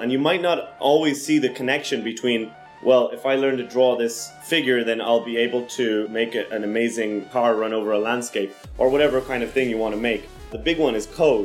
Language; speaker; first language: English; native; English